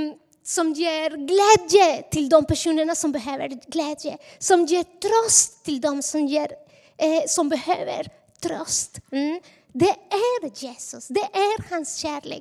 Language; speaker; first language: Swedish; non-native, fluent; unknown